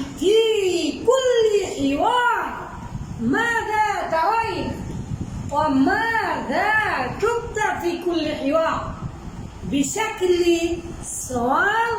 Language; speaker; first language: Arabic; non-native, fluent; Bangla